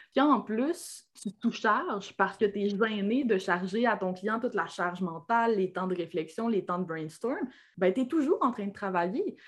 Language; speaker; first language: French; native; French